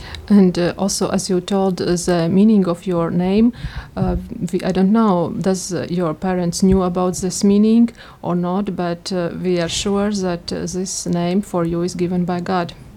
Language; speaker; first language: English; non-native, learner; Latvian